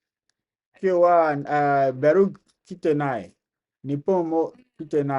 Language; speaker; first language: Japanese; non-native, learner; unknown